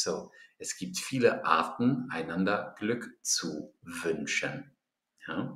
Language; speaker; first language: German; non-native, fluent; English